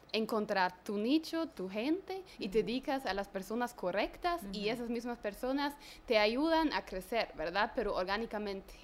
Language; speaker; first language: Spanish; non-native, fluent; German